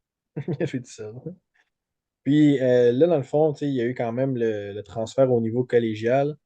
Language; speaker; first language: French; native; French